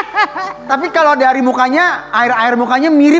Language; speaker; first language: Indonesian; native; Indonesian